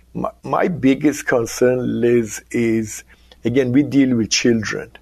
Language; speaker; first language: English; non-native, fluent; Persian